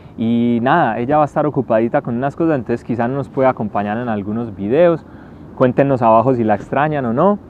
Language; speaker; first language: Spanish; native; Spanish